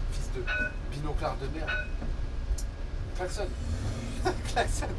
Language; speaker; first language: French; native; French